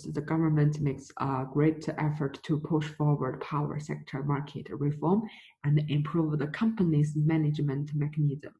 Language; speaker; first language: English; non-native, fluent; Chinese